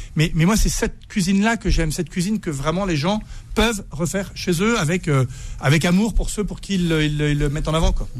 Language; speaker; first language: French; native; French